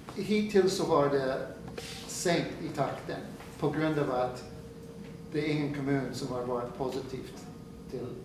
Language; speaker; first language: Swedish; non-native, fluent; English